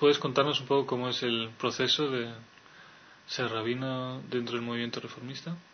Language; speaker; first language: Spanish; native; Spanish